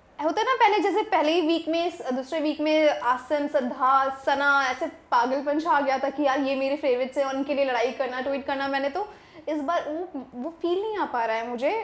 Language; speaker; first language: Hindi; native; Hindi